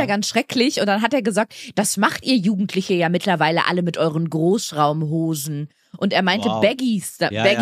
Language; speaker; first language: German; native; German